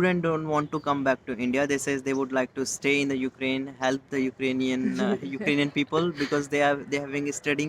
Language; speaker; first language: English; non-native, local second language; Hindi